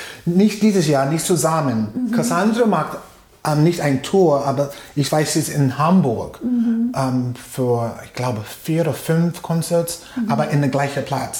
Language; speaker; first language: German; non-native, fluent; English